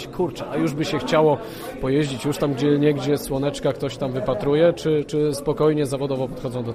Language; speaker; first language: Polish; native; Polish